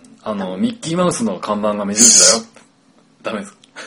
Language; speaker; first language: Japanese; native; Japanese